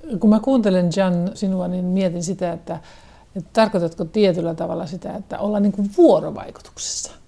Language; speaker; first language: Finnish; native; Finnish